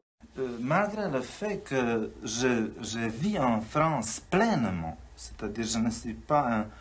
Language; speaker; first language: French; non-native, fluent; Czech